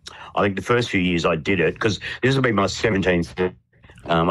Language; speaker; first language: English; native; English